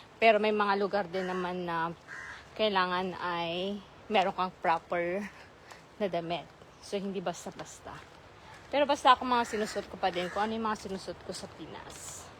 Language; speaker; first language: Filipino; non-native, local second language; Iloko